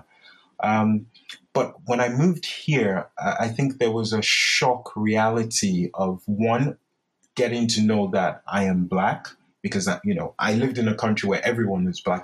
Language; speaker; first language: English; non-native, local second language; Yoruba